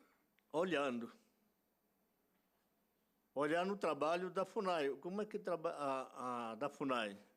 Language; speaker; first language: Portuguese; non-native, local second language; Yanomámi